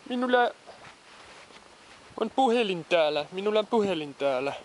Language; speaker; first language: Finnish; non-native, learner; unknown